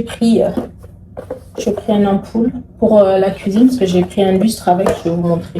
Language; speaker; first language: French; native; French